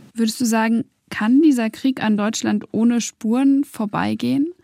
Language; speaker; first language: German; early bilingual, other home language; Russian